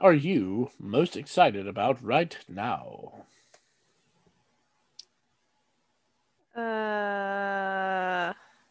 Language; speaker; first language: English; native; English